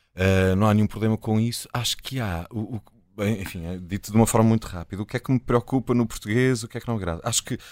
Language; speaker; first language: Portuguese; native; Portuguese